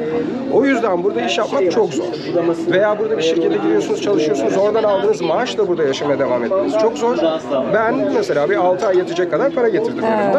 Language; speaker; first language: Turkish; native; Turkish